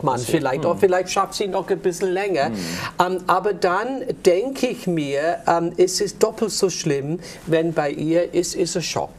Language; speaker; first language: German; non-native, fluent; English